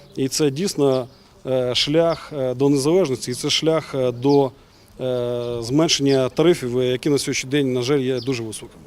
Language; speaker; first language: Ukrainian; native; Ukrainian